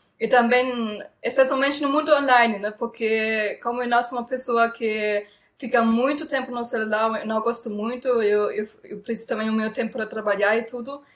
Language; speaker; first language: Portuguese; non-native, fluent; German